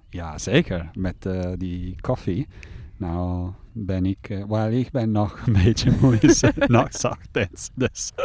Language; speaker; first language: Dutch; non-native, fluent; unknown